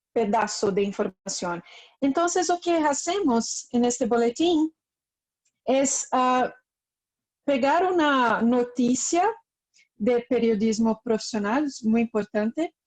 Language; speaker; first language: Spanish; non-native, fluent; Portuguese